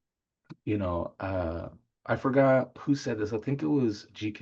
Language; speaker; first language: English; native; English